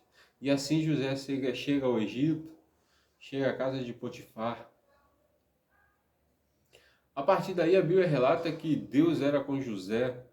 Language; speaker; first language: Portuguese; native; Portuguese